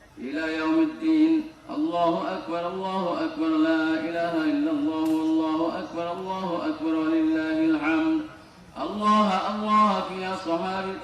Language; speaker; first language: Arabic; non-native, fluent; Bangla